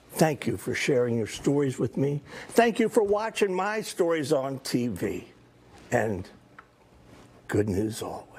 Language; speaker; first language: English; native; English